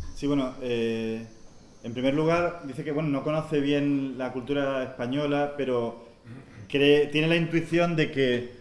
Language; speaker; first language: Spanish; native; Spanish